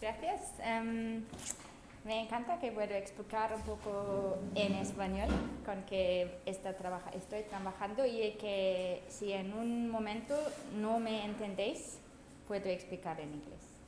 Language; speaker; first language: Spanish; non-native, fluent; German